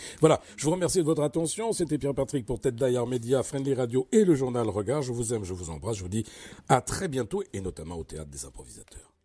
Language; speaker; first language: French; native; French